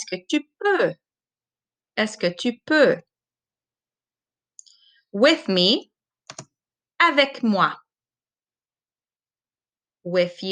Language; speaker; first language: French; non-native, fluent; English